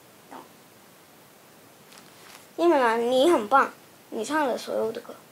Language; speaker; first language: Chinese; early bilingual, other home language; Russian